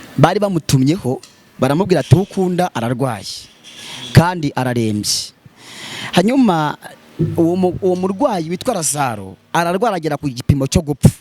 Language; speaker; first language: Kinyarwanda; native; Kinyarwanda